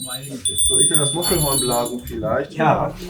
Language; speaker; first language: German; native; German